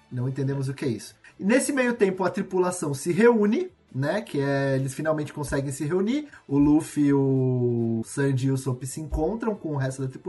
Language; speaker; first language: Portuguese; native; Portuguese